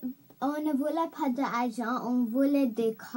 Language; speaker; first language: French; non-native, local second language; English